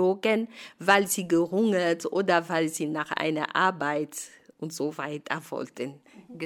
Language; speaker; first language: German; non-native, fluent; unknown